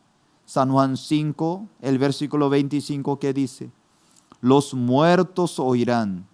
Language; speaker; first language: Spanish; non-native, fluent; Korean